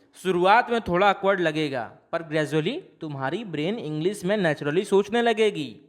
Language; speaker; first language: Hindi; non-native, local second language; Bhojpuri